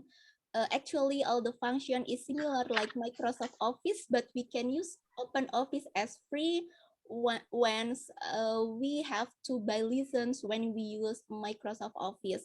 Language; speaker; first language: English; non-native, learner; Indonesian